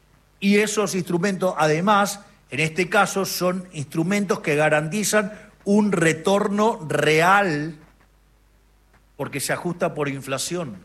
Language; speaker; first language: Spanish; native; Spanish